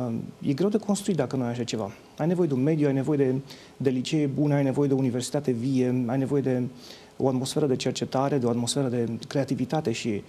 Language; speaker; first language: Romanian; native; Romanian